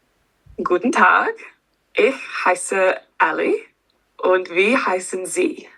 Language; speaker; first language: German; non-native, learner; English